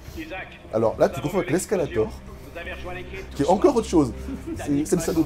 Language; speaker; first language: French; native; French